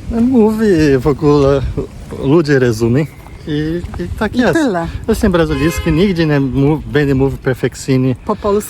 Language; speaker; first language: Polish; non-native, learner; Portuguese